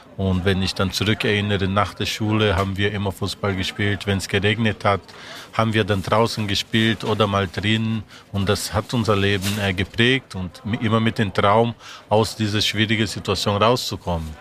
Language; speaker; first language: German; non-native, fluent; Portuguese